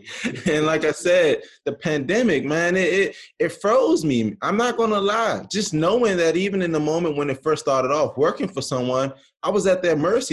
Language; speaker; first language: English; native; English